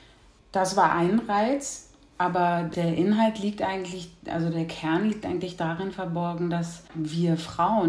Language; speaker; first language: German; native; German